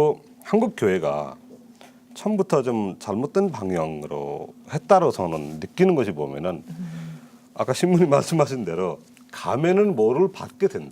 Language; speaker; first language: Korean; non-native, fluent; Nepali